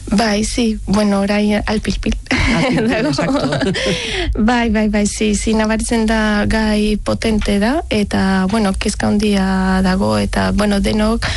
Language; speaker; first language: Basque; non-native, learner; Spanish